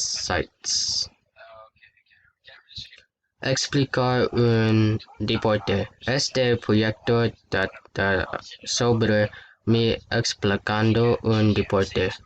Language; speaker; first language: Spanish; non-native, learner; English